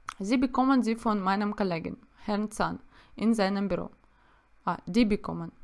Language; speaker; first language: German; non-native, learner; Russian